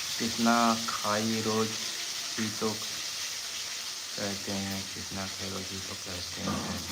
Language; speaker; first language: Hindi; native; Hindi